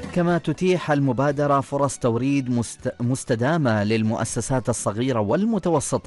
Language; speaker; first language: Arabic; native; Arabic